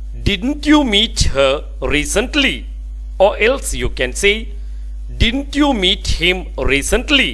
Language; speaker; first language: English; non-native, local second language; Sinhala